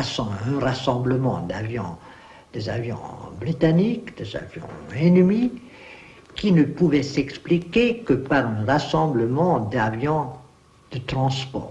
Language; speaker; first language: French; non-native, fluent; German